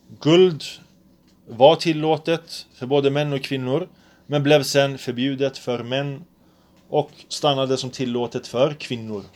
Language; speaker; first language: Swedish; early bilingual, other home language; Arabic